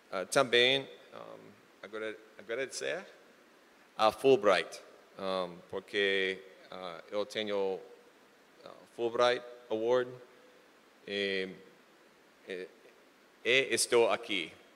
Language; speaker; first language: Portuguese; non-native, learner; English